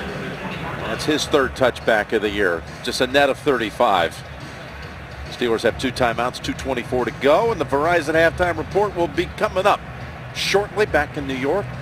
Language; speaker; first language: English; native; English